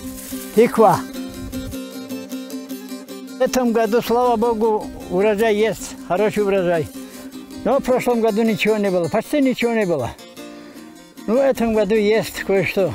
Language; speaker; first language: Russian; non-native, local second language; Avaric